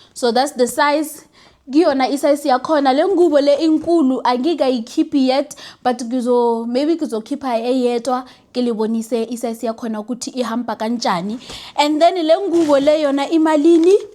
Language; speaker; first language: Zulu; non-native, local second language; Southern Sotho